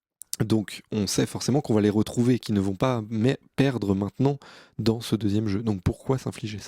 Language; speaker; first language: French; native; French